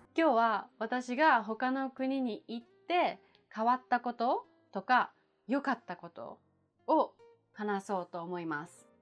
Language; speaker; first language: Japanese; native; Japanese